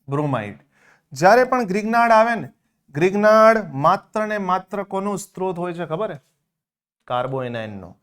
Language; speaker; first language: Hindi; non-native, local second language; Gujarati